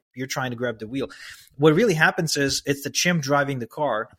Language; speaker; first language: English; early bilingual, other home language; Hebrew